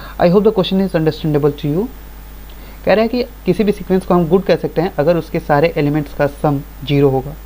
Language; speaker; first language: Hindi; native; Hindi